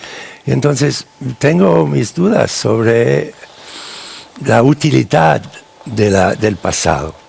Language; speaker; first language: Spanish; non-native, fluent; English